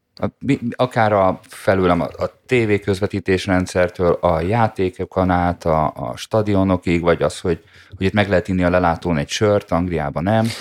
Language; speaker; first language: Hungarian; native; Hungarian